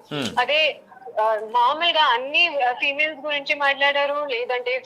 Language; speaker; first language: Telugu; non-native, learner; Hindi